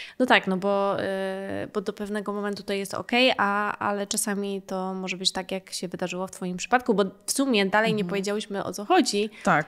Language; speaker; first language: Polish; native; Polish